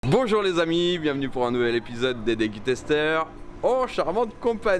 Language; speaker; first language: French; native; French